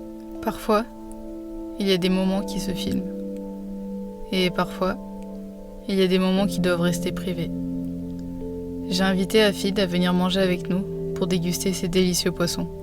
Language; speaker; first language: French; native; French